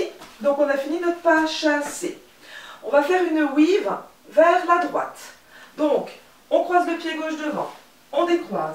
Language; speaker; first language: French; native; French